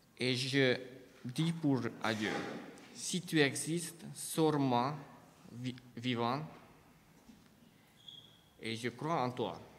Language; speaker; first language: French; non-native, fluent; Hungarian